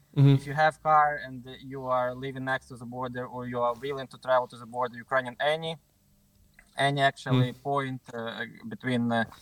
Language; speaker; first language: English; non-native, fluent; Ukrainian